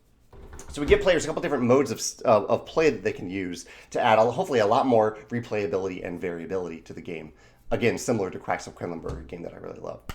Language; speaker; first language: English; native; English